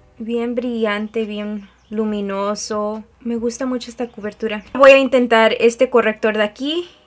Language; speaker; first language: Spanish; early bilingual, heritage; Spanish